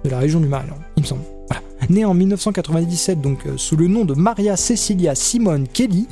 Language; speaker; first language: French; native; French